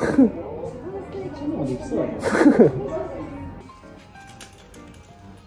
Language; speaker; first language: Japanese; native; Japanese